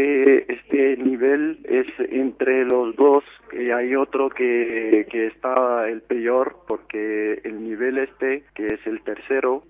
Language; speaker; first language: Spanish; non-native, fluent; Arabic